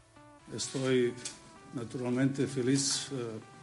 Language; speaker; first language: Spanish; non-native, learner; Serbian